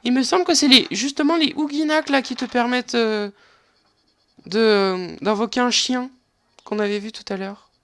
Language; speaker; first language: French; native; French